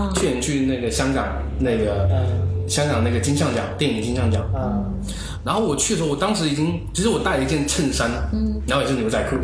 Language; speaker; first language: Chinese; native; Chinese